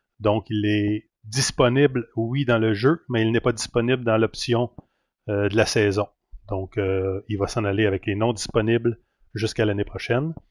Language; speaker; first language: French; native; French